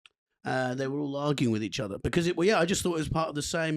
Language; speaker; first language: English; native; English